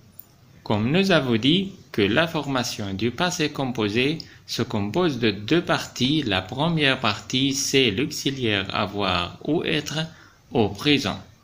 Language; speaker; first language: French; non-native, fluent; Arabic